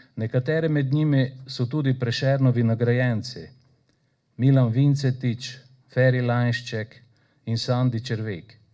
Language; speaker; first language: Slovenian; native; Slovenian